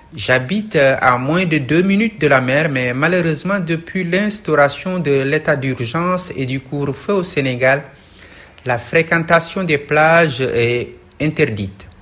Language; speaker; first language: French; non-native, local second language; Wolof